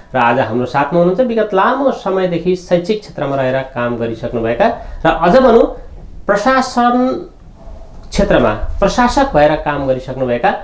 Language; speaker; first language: Nepali; native; Nepali